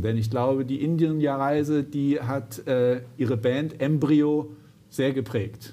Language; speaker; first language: German; native; German